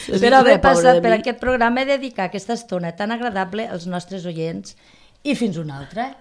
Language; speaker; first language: Catalan; native; Catalan